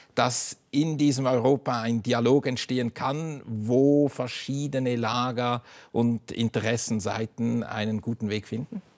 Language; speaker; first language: German; native; German